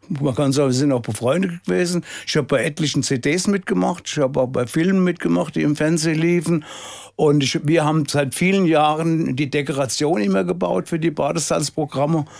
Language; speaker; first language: German; native; German